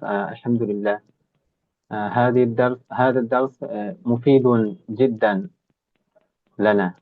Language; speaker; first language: Arabic; non-native, learner; Bangla